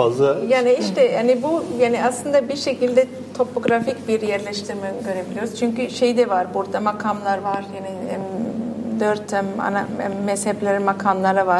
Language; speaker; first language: Turkish; non-native, fluent; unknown